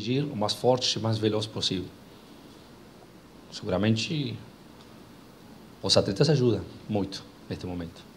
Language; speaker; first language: Portuguese; non-native, fluent; Spanish